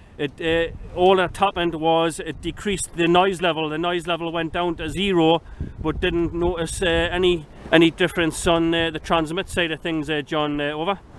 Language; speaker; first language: English; native; English